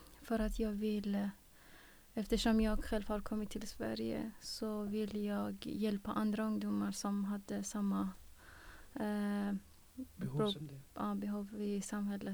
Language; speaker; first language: Swedish; non-native, fluent; Persian